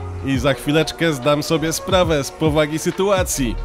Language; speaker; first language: Polish; native; Polish